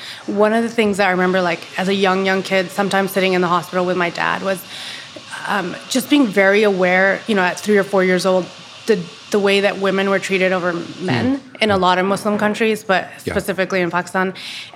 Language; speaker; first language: English; non-native, local second language; Urdu